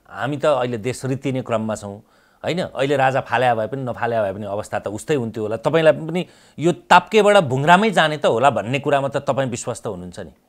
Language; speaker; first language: Nepali; native; Nepali